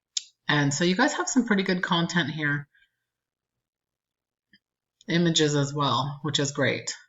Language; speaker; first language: English; native; English